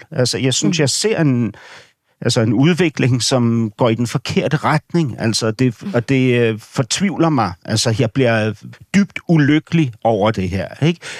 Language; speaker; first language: Danish; native; Danish